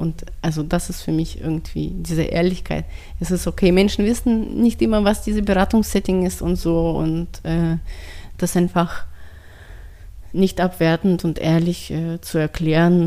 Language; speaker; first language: German; non-native, fluent; Russian